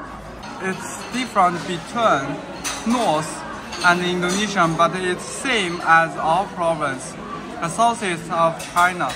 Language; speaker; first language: English; non-native, learner; Chinese